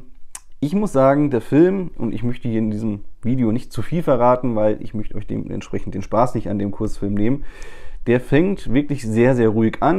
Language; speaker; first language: German; native; German